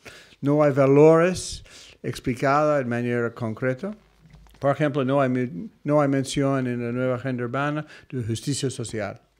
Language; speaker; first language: Spanish; non-native, fluent; English